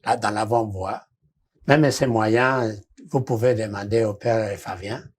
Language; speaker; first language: French; non-native, fluent; Spanish